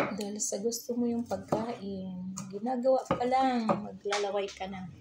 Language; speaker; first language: Filipino; non-native, local second language; Hiligaynon